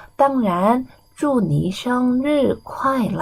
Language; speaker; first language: Chinese; non-native, fluent; Korean